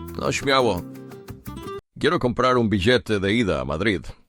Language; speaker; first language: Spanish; non-native, fluent; Polish